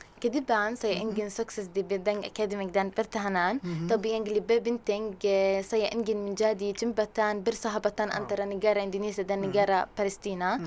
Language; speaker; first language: Indonesian; non-native, learner; Arabic